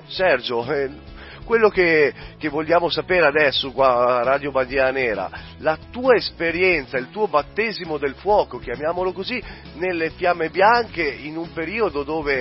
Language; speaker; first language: Italian; native; Italian